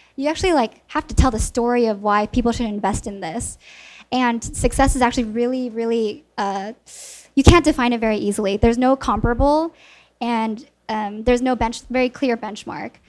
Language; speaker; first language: English; early bilingual, other home language; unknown